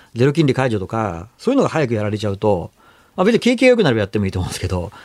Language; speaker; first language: Japanese; native; Japanese